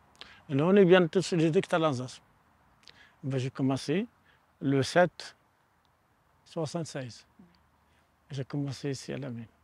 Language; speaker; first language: French; non-native, learner; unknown